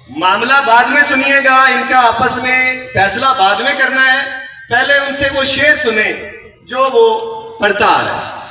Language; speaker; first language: Urdu; non-native, local second language; Punjabi